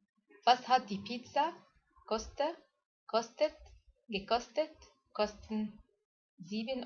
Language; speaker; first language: German; non-native, fluent; Arabic